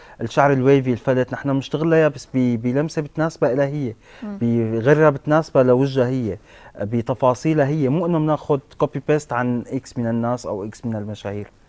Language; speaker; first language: Arabic; native; Arabic